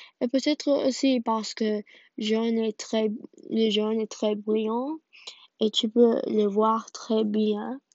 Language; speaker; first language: French; non-native, learner; English